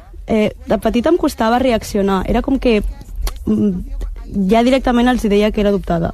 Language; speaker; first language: Catalan; early bilingual, other home language; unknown